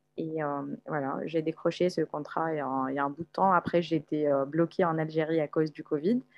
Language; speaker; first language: French; non-native, local second language; Arabic